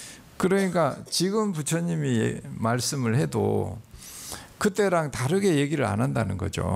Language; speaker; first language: Korean; native; Korean